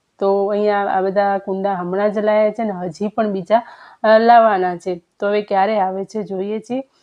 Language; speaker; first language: Gujarati; non-native, local second language; Kachhi